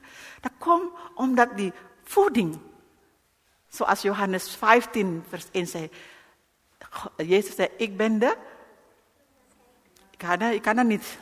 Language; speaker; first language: Dutch; non-native, learner; Indonesian